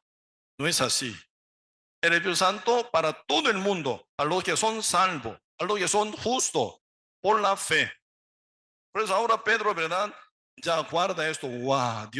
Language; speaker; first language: Spanish; non-native, learner; Korean